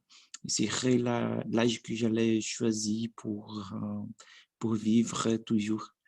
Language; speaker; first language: French; non-native, learner; Portuguese